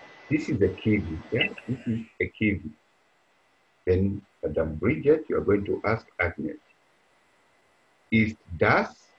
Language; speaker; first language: English; non-native, local second language; Bemba